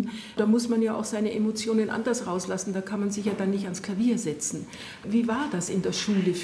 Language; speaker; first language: German; native; German